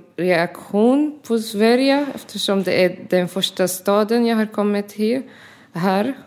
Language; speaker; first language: Swedish; non-native, learner; Arabic